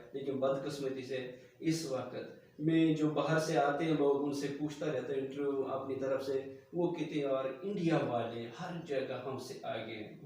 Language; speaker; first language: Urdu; non-native, local second language; Kashmiri